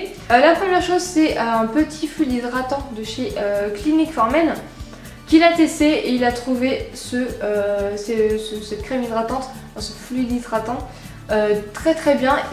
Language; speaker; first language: French; native; French